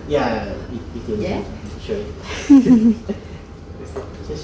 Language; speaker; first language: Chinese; non-native, learner; Filipino